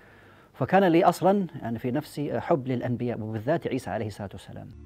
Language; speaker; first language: Arabic; non-native, fluent; English